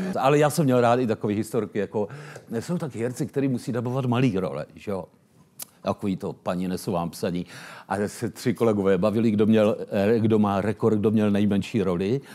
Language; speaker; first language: Czech; native; Czech